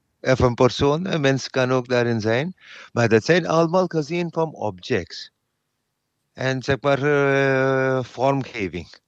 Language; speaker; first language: Dutch; non-native, learner; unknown